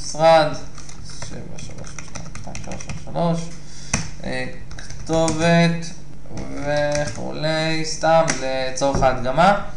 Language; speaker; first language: Hebrew; native; Hebrew